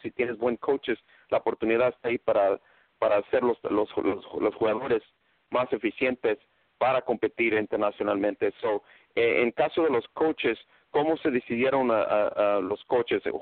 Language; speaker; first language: Spanish; early bilingual, heritage; Spanish